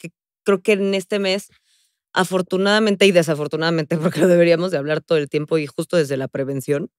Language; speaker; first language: Spanish; native; Spanish